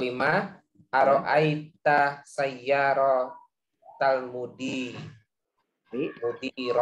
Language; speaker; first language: Arabic; non-native, learner; Indonesian